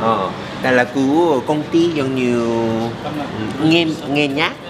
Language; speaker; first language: Vietnamese; non-native, learner; Korean